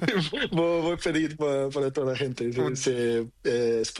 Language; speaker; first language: Spanish; non-native, learner; Portuguese